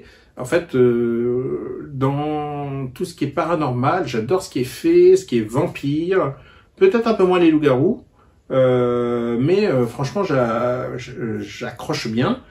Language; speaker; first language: French; native; French